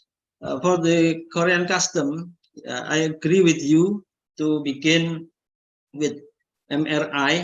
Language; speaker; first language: English; non-native, learner; Indonesian